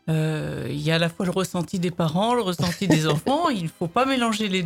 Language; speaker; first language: French; native; French